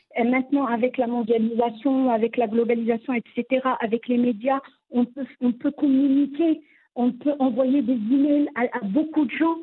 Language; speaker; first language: French; non-native, local second language; Arabic